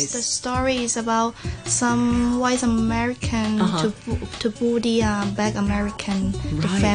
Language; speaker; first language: English; non-native, learner; Cantonese